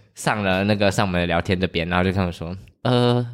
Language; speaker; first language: Chinese; native; Chinese